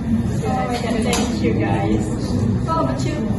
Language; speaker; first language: English; non-native, learner; Indonesian